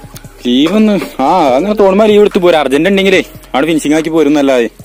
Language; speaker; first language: Malayalam; native; Malayalam